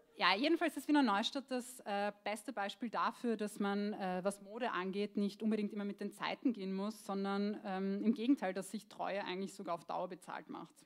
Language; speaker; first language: German; early bilingual, other home language; Croatian